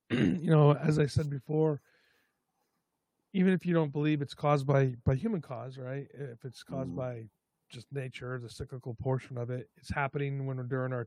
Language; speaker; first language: English; native; English